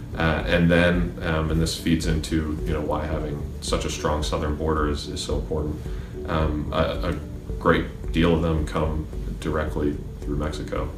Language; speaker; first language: English; native; English